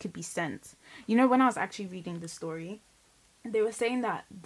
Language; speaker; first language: English; non-native, local second language; Yoruba